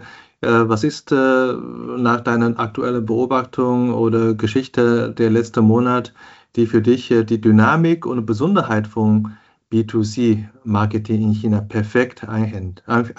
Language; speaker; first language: German; non-native, fluent; Chinese